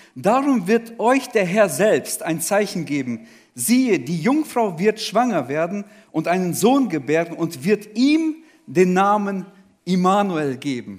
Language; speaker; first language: German; early bilingual, other home language; Russian